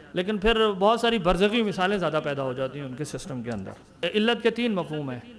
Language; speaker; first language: Urdu; native; Urdu